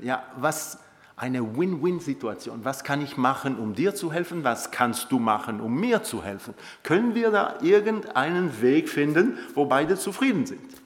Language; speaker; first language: German; non-native, local second language; French